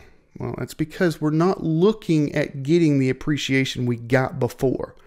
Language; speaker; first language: English; native; English